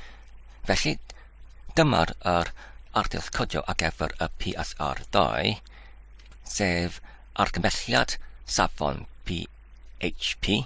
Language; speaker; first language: Welsh; non-native, learner; English